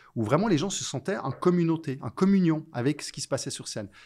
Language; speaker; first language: French; native; French